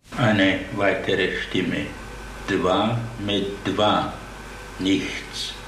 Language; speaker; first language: German; non-native, fluent; Latvian